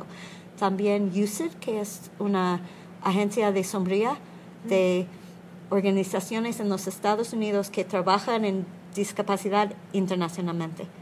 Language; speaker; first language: Spanish; non-native, learner; English